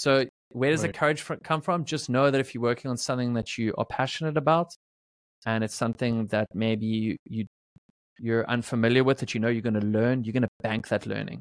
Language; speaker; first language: English; native; English